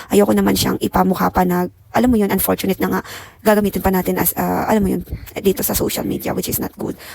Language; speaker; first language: Filipino; non-native, local second language; Iloko